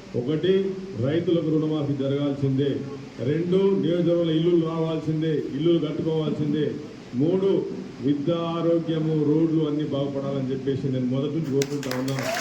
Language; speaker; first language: Telugu; native; Telugu